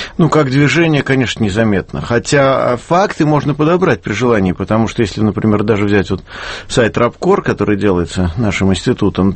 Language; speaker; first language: Russian; native; Russian